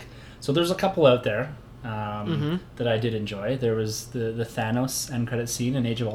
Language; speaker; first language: English; native; English